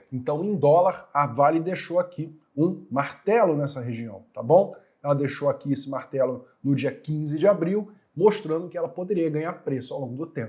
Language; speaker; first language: Portuguese; native; Portuguese